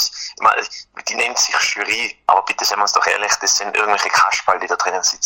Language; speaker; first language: German; native; German